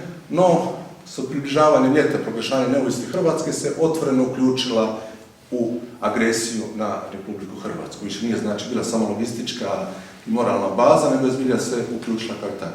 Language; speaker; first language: Croatian; native; Croatian